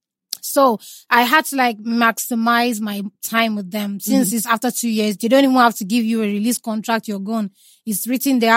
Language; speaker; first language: English; non-native, local second language; Igbo